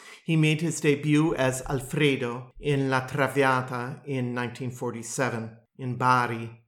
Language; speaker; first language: English; native; English